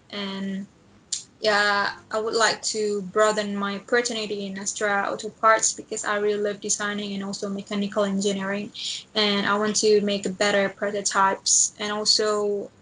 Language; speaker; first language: English; non-native, learner; Indonesian